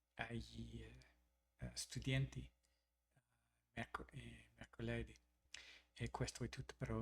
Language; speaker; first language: Italian; non-native, learner; English